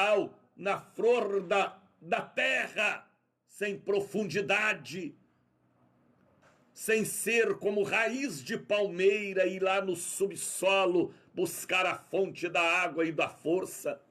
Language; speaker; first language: Portuguese; native; Portuguese